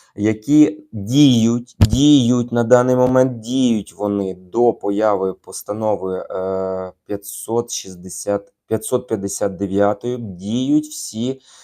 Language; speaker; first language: Ukrainian; native; Ukrainian